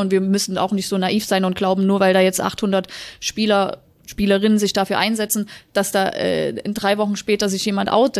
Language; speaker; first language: German; native; German